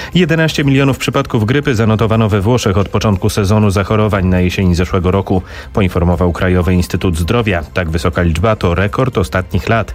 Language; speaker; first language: Polish; native; Polish